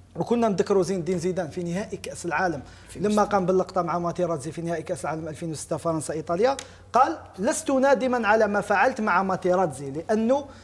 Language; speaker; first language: Arabic; native; Arabic